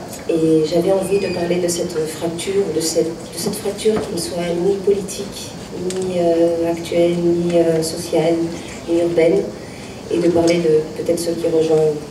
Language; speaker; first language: French; native; French